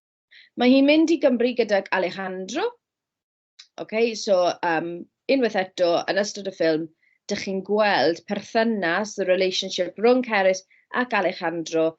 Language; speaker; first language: Welsh; non-native, fluent; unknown